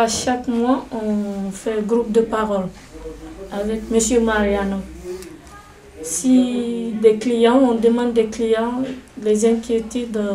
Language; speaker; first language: French; non-native, fluent; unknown